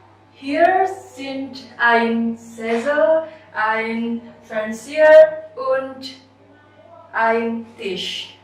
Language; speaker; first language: German; non-native, learner; Indonesian